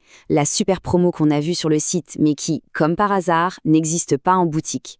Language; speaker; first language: French; native; French